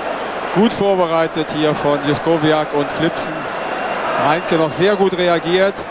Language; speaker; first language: German; native; German